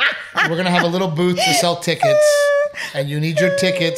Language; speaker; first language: English; native; English